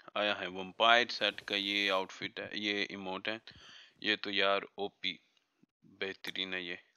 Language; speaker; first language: Urdu; non-native, local second language; Punjabi